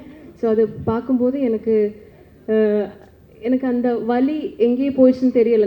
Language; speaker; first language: Tamil; non-native, learner; Malayalam